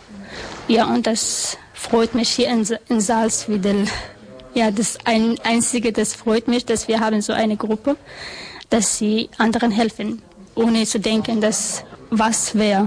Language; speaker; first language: German; non-native, learner; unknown